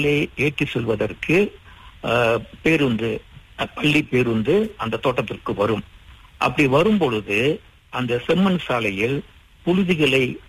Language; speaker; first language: Tamil; early bilingual, heritage; Tamil